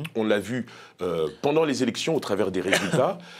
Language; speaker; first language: French; native; French